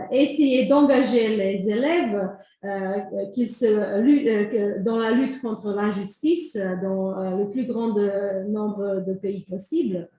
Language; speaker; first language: French; non-native, fluent; Croatian